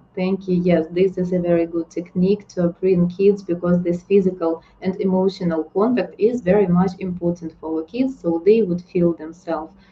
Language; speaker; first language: English; non-native, fluent; Ukrainian